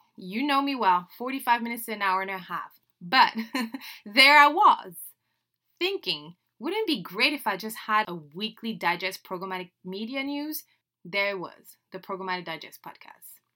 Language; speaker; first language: English; non-native, fluent; French